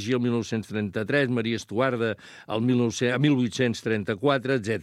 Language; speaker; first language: Catalan; native; Catalan